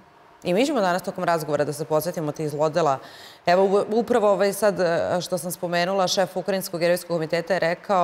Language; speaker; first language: Serbian; native; Serbian